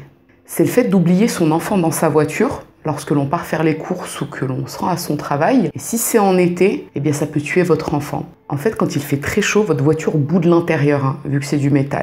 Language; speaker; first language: French; native; French